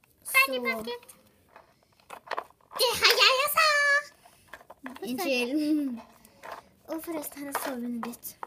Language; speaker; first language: Norwegian; native; Norwegian